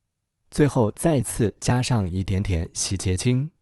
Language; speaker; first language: Chinese; native; Chinese